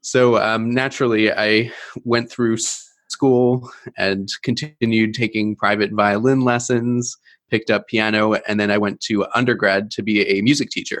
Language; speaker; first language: English; native; English